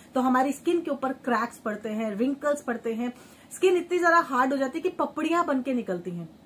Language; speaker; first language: Hindi; native; Hindi